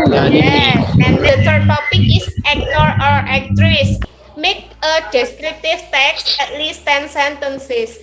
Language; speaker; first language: English; non-native, learner; Indonesian